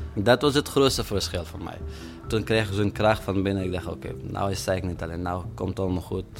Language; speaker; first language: Dutch; non-native, fluent; Persian